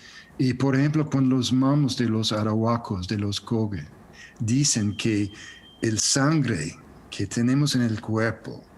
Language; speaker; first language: Spanish; non-native, fluent; English